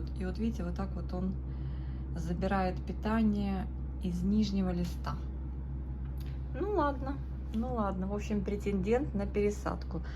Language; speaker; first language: Russian; native; Russian